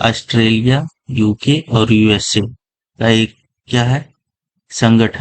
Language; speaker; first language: Hindi; native; Hindi